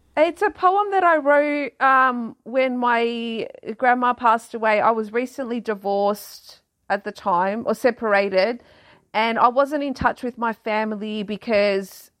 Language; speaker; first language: English; early bilingual, other home language; Greek